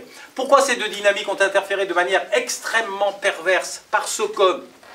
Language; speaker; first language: French; native; French